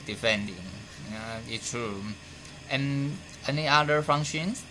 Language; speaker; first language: English; non-native, fluent; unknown